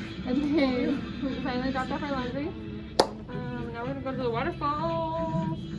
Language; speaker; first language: English; native; English